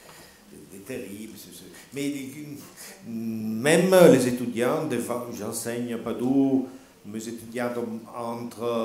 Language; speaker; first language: French; non-native, learner; Italian